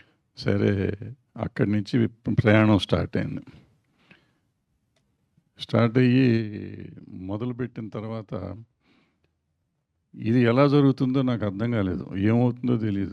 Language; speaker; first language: Telugu; native; Telugu